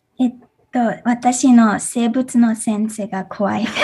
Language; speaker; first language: Japanese; early bilingual, heritage; English